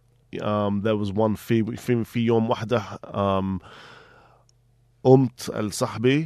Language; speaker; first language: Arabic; early bilingual, heritage; Arabic